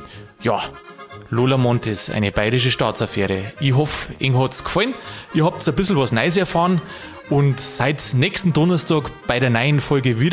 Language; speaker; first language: German; native; German